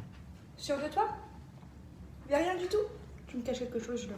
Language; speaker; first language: French; native; French